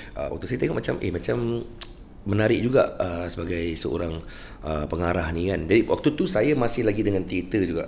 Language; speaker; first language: Malay; native; Malay